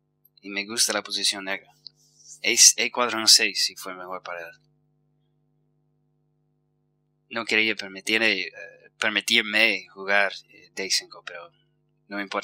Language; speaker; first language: Spanish; non-native, fluent; English